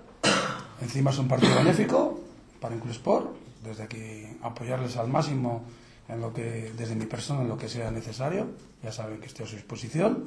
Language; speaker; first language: Spanish; native; Spanish